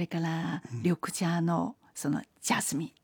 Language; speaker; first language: Japanese; non-native, fluent; Chinese